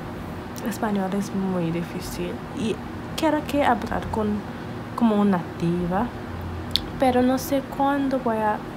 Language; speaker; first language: Spanish; non-native, learner; English